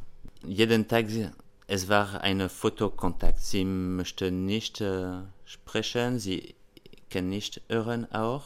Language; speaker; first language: German; non-native, learner; French